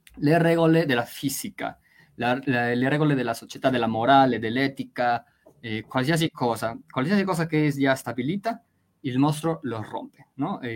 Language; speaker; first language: Italian; non-native, fluent; Spanish